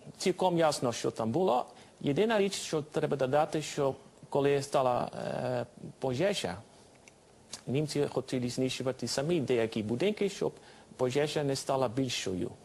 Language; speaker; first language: Ukrainian; non-native, fluent; Dutch